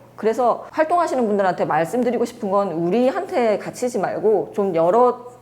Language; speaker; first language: Korean; native; Korean